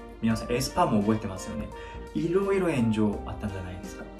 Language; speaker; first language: Japanese; non-native, fluent; Korean